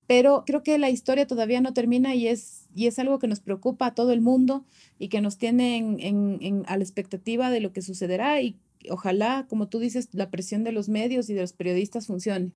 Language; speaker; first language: Spanish; native; Spanish